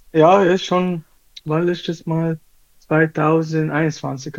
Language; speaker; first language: German; non-native, learner; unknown